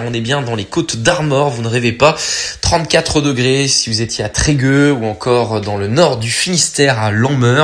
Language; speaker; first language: French; native; French